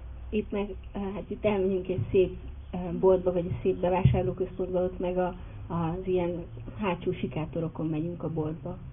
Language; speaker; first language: Hungarian; native; Hungarian